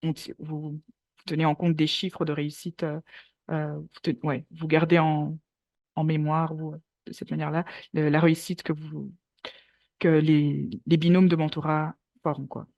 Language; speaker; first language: French; native; French